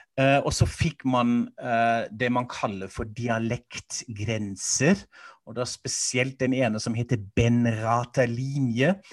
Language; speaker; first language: Norwegian; non-native, fluent; German